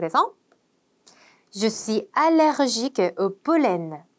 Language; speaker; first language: French; non-native, fluent; Korean